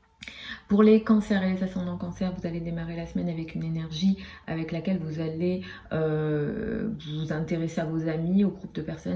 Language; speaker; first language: French; native; French